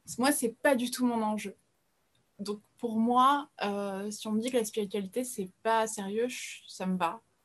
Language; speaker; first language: French; early bilingual, other home language; Portuguese